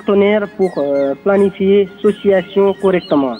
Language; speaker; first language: French; non-native, learner; Nepali